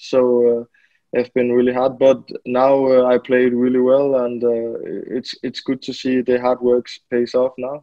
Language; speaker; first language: English; non-native, fluent; Danish